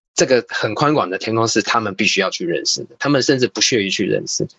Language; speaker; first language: Chinese; native; Chinese